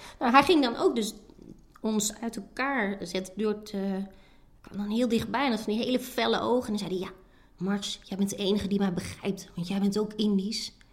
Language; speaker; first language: Dutch; native; Dutch